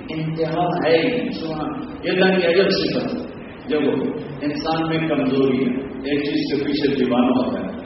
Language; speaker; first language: Urdu; native; Urdu